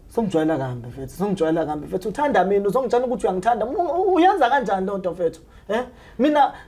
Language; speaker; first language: Zulu; non-native, local second language; Xhosa